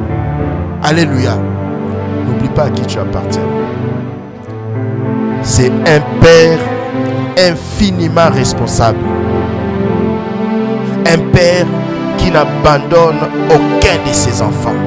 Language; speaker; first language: French; non-native, local second language; Lingala